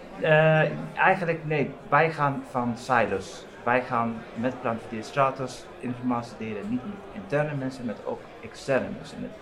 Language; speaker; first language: Dutch; non-native, fluent; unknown